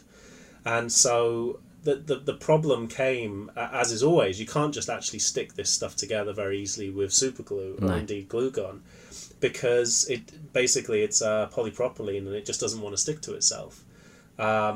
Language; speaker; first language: English; native; English